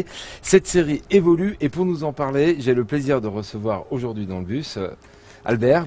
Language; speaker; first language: French; native; French